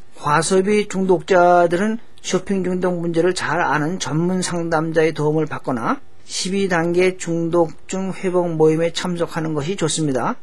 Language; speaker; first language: Korean; native; Korean